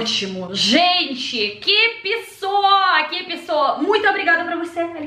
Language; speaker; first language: Portuguese; non-native, learner; Russian